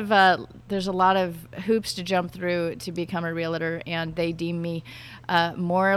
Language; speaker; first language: English; native; English